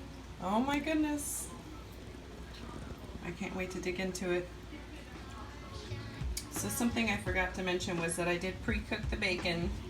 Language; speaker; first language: English; native; English